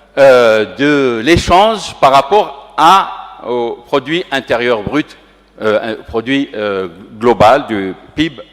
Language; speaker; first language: French; non-native, local second language; Arabic